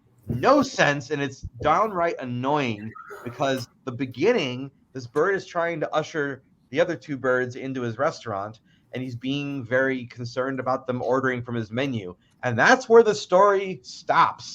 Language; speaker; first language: English; native; English